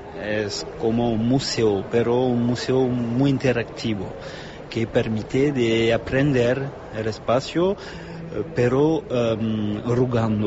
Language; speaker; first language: Spanish; non-native, fluent; French